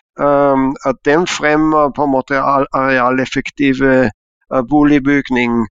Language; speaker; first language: Norwegian; non-native, fluent; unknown